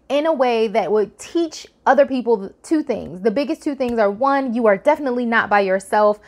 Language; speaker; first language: English; native; English